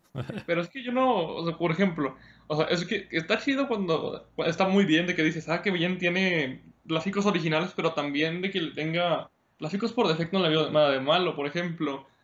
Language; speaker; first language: Spanish; native; Spanish